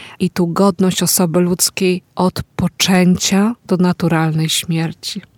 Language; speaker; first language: Polish; native; Polish